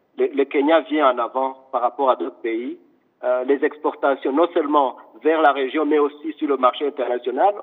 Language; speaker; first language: French; non-native, local second language; Kinyarwanda